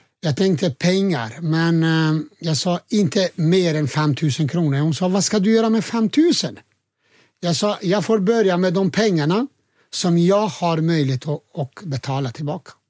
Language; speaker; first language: Swedish; non-native, fluent; Albanian